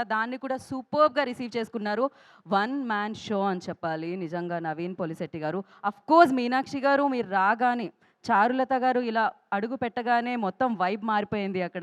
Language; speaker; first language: Telugu; native; Telugu